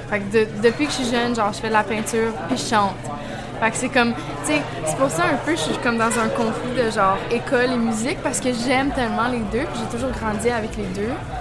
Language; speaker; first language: French; early bilingual, heritage; French